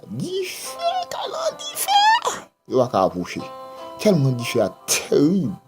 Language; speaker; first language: French; non-native, local second language; Haitian Creole